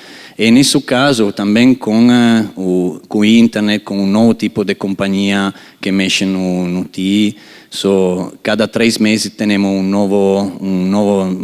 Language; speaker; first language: Portuguese; non-native, fluent; Italian